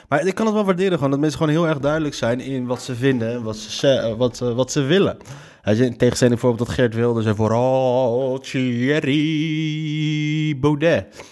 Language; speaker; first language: Dutch; early bilingual, other home language; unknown